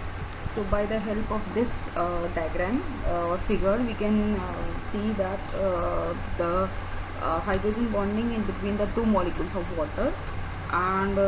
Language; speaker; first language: English; non-native, local second language; Hindi